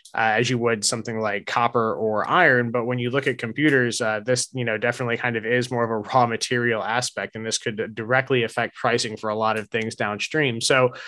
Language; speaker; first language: English; native; English